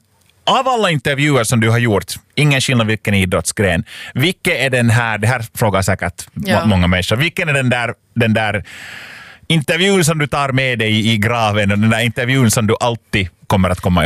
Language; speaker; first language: Swedish; native; Swedish